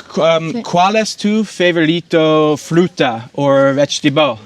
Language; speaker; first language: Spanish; non-native, learner; English